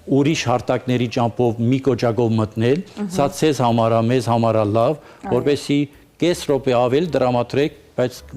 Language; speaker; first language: Armenian; early bilingual, heritage; Armenian